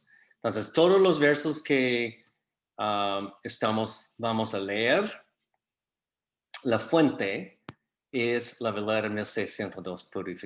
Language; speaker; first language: Spanish; non-native, fluent; English